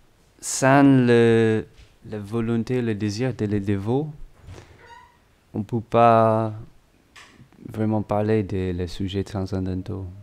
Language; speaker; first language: French; non-native, learner; English